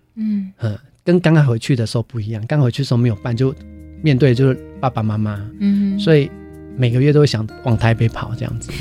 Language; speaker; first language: Chinese; native; Chinese